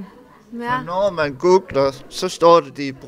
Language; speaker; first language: Danish; native; Danish